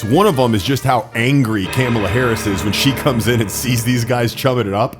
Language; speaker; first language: English; native; English